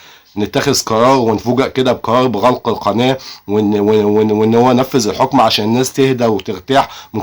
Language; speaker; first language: Arabic; native; Arabic